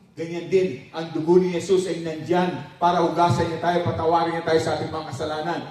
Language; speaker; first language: Filipino; non-native, local second language; Pampanga